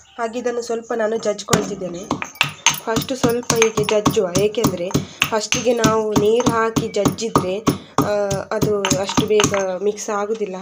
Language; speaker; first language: Kannada; non-native, local second language; Tulu